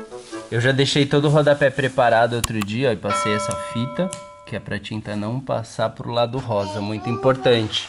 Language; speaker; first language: Portuguese; native; Portuguese